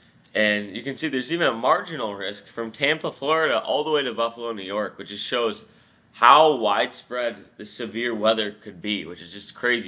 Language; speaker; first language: English; native; English